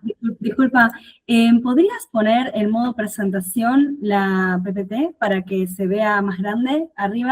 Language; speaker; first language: Spanish; native; Spanish